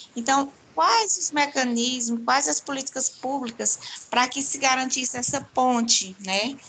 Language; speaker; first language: Portuguese; native; Portuguese